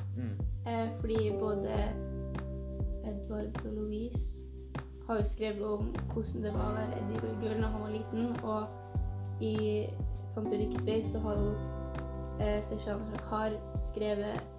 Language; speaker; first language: Norwegian; native; Norwegian